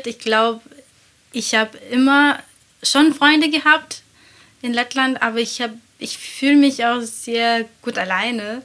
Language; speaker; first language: German; non-native, fluent; Latvian